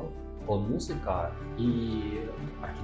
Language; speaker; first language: Spanish; non-native, learner; Russian